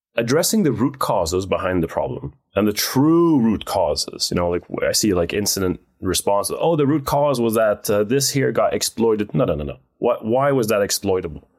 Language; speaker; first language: English; non-native, fluent; Dutch